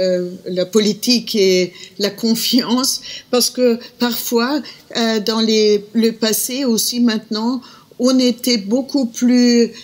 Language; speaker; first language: French; non-native, fluent; German